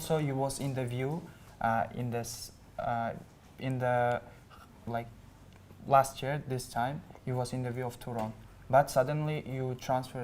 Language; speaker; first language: English; non-native, learner; Uzbek